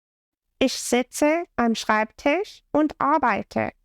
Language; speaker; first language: German; non-native, fluent; English